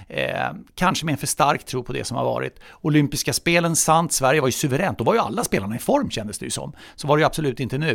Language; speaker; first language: Swedish; native; Swedish